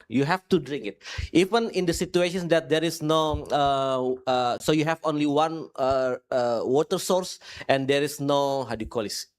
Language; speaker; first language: English; non-native, fluent; Indonesian